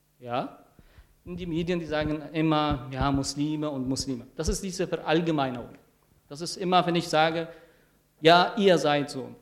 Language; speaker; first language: German; non-native, fluent; Arabic